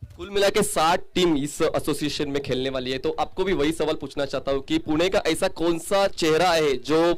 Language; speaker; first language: Hindi; non-native, local second language; Marathi